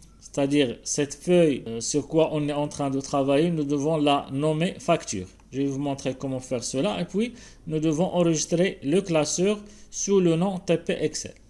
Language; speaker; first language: French; non-native, local second language; Arabic